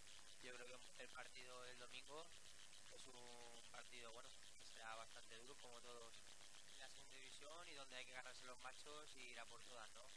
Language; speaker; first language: Spanish; native; Spanish